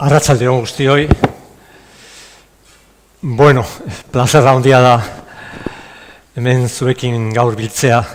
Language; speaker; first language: Basque; non-native, local second language; Spanish